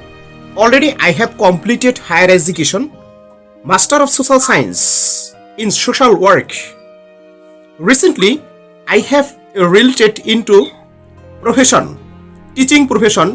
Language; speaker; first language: English; non-native, learner; Bangla